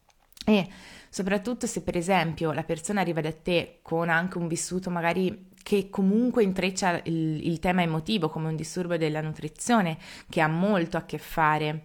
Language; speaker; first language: Italian; native; Italian